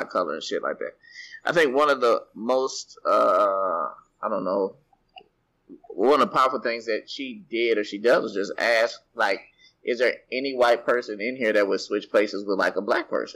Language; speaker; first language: English; native; English